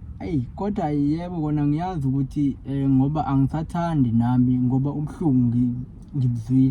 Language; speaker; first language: Zulu; native; Zulu